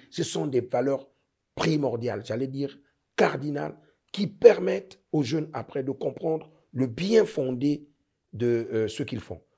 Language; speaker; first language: French; native; French